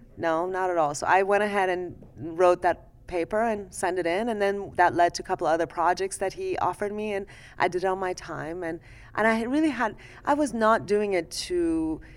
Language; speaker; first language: English; early bilingual, other home language; Persian